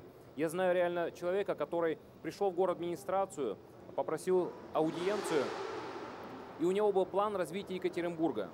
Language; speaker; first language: Russian; native; Russian